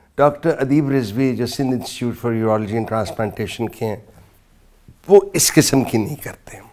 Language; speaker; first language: Urdu; non-native, local second language; Punjabi